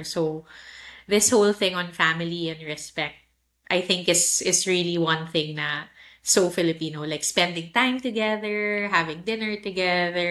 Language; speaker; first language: English; non-native, local second language; Filipino